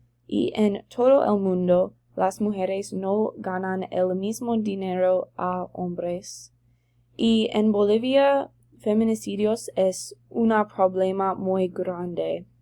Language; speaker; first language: Spanish; non-native, learner; English